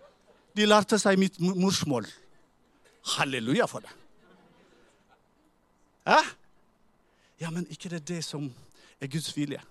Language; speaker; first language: Norwegian; non-native, fluent; Tigrinya